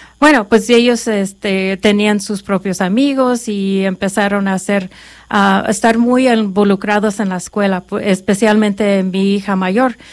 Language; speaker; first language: Spanish; native; Spanish